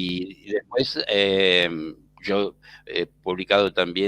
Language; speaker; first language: Spanish; native; Spanish